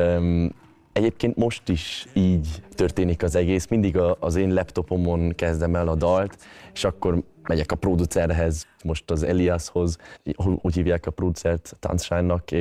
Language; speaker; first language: Hungarian; early bilingual, heritage; Hungarian